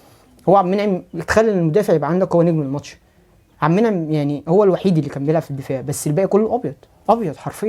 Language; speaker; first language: Arabic; native; Arabic